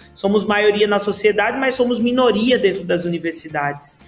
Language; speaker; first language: Portuguese; native; Portuguese